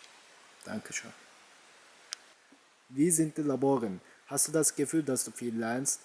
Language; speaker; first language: German; non-native, fluent; Turkish